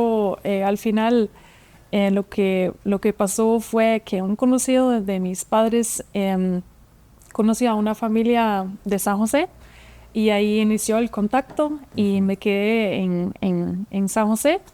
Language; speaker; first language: Spanish; non-native, fluent; German